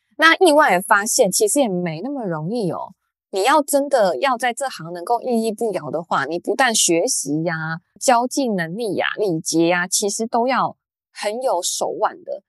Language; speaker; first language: Chinese; native; Chinese